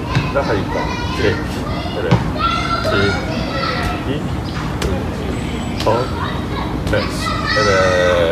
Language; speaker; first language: Turkish; non-native, learner; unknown